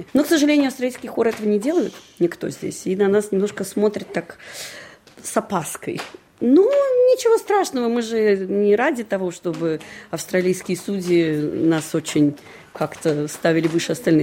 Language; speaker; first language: Russian; native; Russian